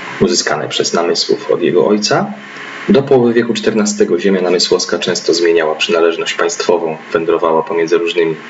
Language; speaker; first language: Polish; native; Polish